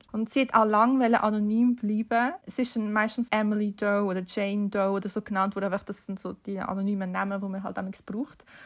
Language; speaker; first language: German; native; German